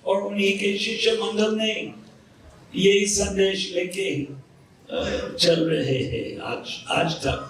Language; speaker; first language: Hindi; non-native, fluent; English